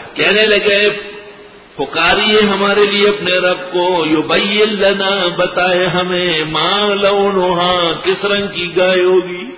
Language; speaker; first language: Urdu; non-native, local second language; Pashto